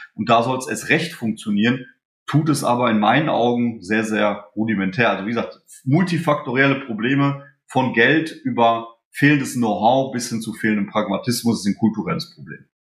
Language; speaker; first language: German; early bilingual, other home language; Polish